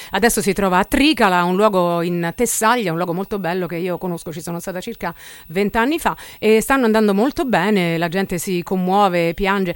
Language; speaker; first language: Italian; native; Italian